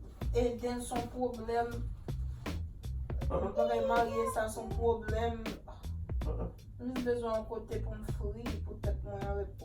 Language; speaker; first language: French; non-native, local second language; Haitian Creole